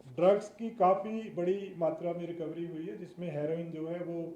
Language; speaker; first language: Hindi; non-native, local second language; Punjabi